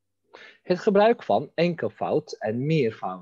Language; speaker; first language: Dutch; non-native, fluent; Turkish